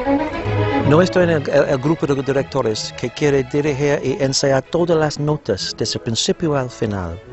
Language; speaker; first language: Spanish; non-native, fluent; English